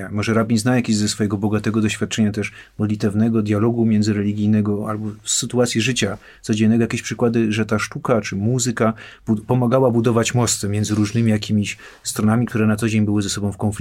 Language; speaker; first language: Polish; native; Polish